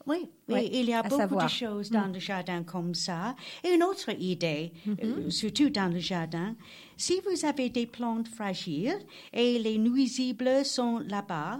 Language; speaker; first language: French; non-native, learner; English